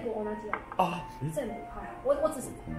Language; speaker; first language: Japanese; non-native, fluent; Chinese